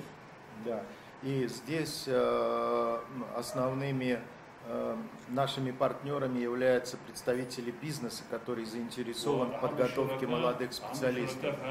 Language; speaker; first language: Russian; native; Russian